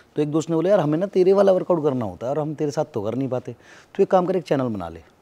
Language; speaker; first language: Hindi; native; Hindi